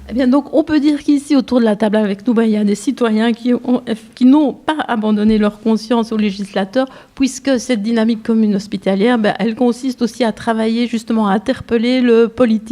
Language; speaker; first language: French; native; French